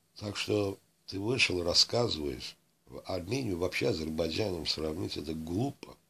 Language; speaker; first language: Russian; non-native, local second language; Azerbaijani